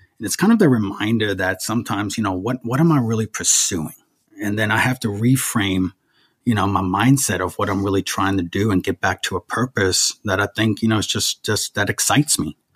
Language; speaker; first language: English; early bilingual, other home language; German